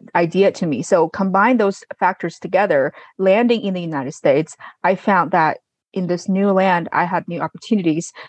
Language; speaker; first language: English; non-native, fluent; Chinese